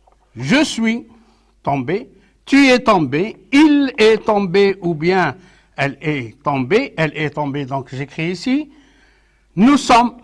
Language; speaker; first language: French; non-native, local second language; Arabic